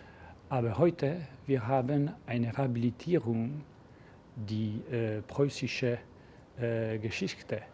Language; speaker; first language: German; non-native, learner; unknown